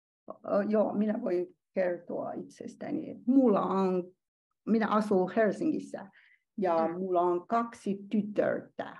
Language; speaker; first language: Finnish; non-native, learner; Chinese